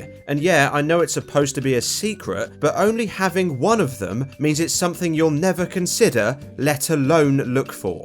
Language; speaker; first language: English; native; English